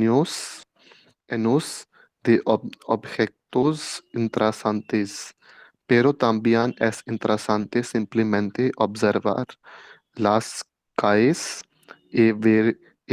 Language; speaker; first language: Spanish; non-native, learner; Hindi